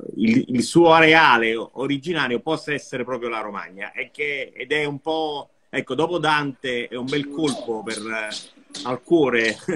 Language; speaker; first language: Italian; native; Italian